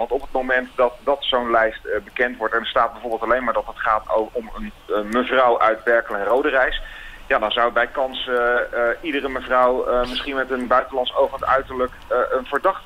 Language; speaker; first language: Dutch; native; Dutch